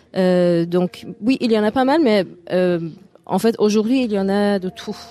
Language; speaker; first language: French; non-native, fluent; Persian